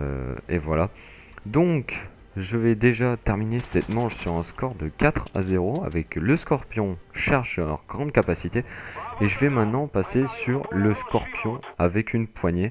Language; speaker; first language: French; native; French